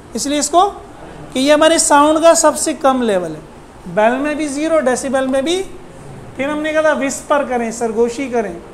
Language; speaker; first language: Urdu; native; Urdu